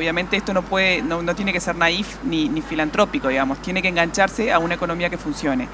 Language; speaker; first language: Spanish; native; Spanish